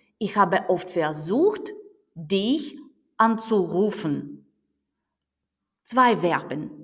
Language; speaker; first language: German; non-native, fluent; Ukrainian